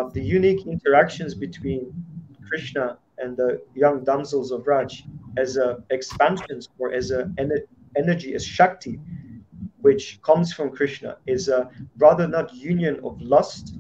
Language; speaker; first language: English; non-native, fluent; Slovak